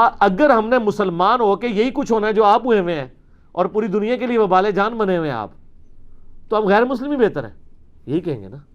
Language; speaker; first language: Urdu; non-native, local second language; Punjabi